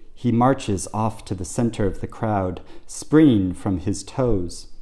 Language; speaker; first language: English; native; English